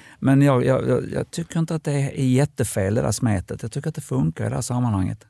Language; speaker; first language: Swedish; native; Swedish